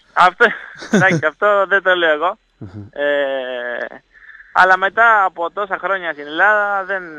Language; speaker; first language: Greek; non-native, fluent; Italian